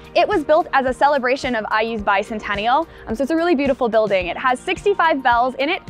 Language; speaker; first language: English; native; English